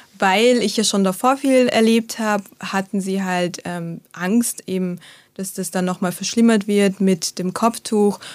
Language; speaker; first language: German; early bilingual, other home language; Turkish